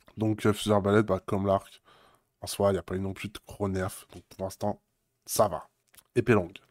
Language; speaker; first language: French; native; French